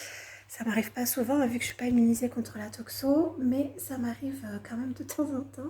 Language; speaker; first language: French; native; French